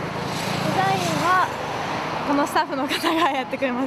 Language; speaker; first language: Japanese; non-native, learner; Korean